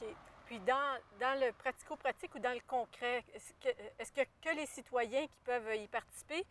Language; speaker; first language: French; native; French